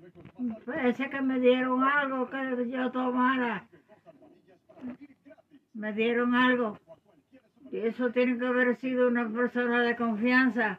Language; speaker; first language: Spanish; native; Spanish